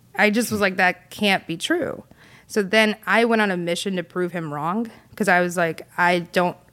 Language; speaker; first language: English; native; English